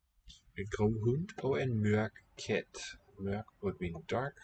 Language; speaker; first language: Danish; non-native, learner; English